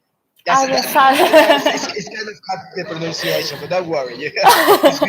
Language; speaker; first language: English; non-native, fluent; Spanish